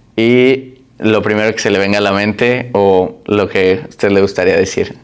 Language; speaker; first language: Spanish; native; Spanish